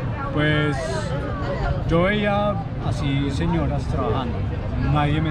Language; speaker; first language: Spanish; native; Spanish